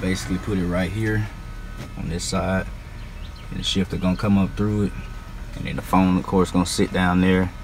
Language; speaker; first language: English; native; English